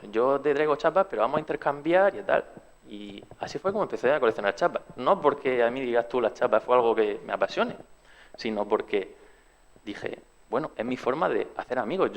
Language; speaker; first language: Spanish; early bilingual, other home language; Romanian